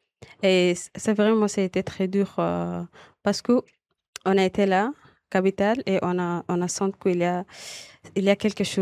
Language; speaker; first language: French; non-native, learner; Arabic